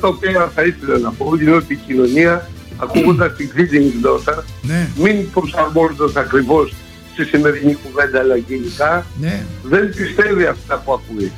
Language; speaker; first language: Greek; native; Greek